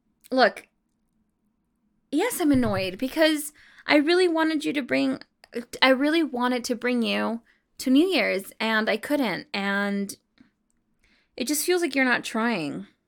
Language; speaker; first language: English; early bilingual, other home language; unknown